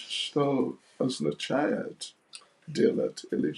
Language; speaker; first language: Russian; non-native, learner; English